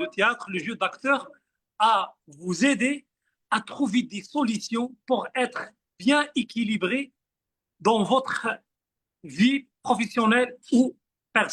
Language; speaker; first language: French; non-native, fluent; Arabic